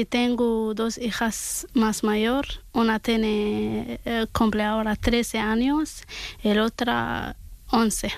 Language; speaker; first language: Spanish; non-native, learner; Arabic